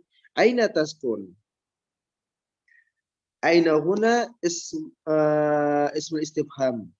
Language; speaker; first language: Arabic; non-native, fluent; Indonesian